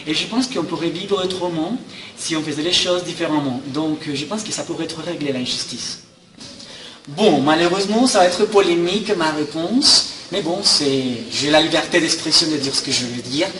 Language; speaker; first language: French; non-native, fluent; Spanish